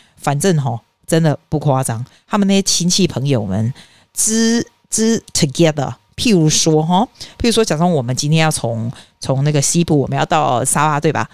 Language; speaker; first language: Chinese; native; Chinese